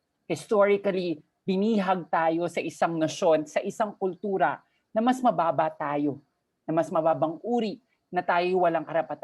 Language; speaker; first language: Filipino; native; Filipino